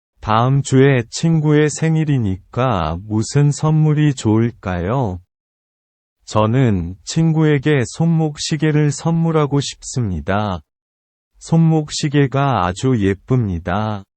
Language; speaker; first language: Korean; non-native, learner; Vietnamese